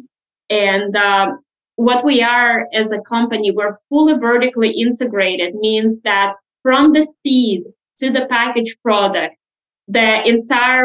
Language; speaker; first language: English; non-native, fluent; Russian